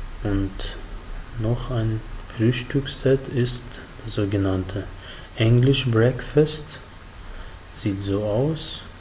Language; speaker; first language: German; non-native, fluent; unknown